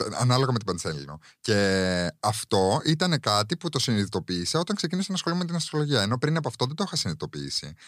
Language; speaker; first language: Greek; early bilingual, heritage; Greek